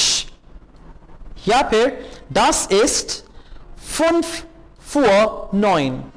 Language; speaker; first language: German; non-native, fluent; Urdu